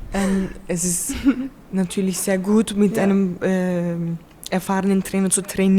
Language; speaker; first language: German; early bilingual, other home language; Turkish